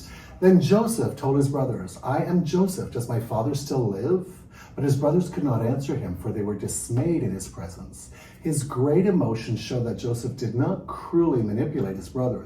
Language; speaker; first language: English; native; English